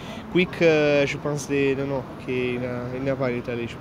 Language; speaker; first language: French; non-native, learner; Italian